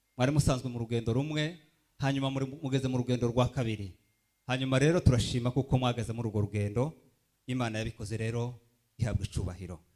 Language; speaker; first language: Kinyarwanda; early bilingual, heritage; Kinyarwanda